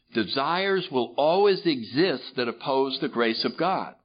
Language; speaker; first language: English; native; English